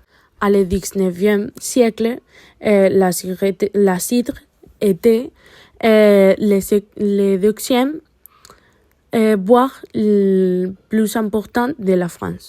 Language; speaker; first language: French; non-native, learner; Spanish